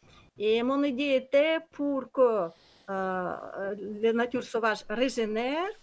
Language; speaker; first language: French; non-native, learner; Kyrgyz